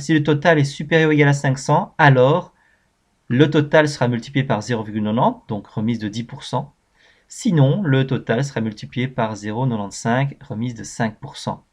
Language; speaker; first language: French; native; French